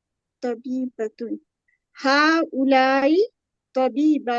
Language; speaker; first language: Arabic; non-native, learner; Urdu